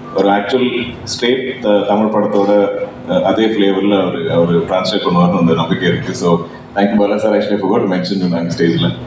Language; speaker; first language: Tamil; non-native, local second language; Malayalam